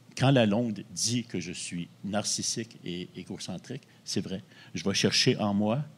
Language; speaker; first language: French; native; French